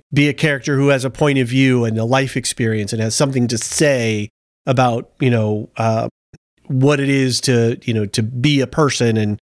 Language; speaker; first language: English; early bilingual, other home language; Italian